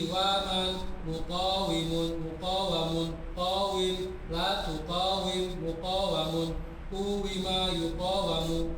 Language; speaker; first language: Arabic; non-native, learner; Indonesian